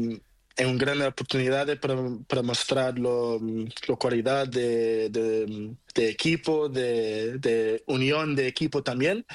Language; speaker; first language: Spanish; non-native, learner; Portuguese